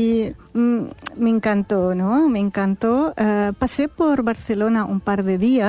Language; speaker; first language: Spanish; non-native, fluent; Arabic